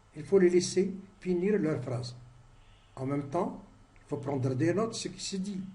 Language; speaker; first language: French; non-native, local second language; Arabic